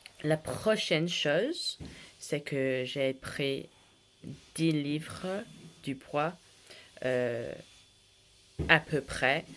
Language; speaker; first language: French; non-native, learner; English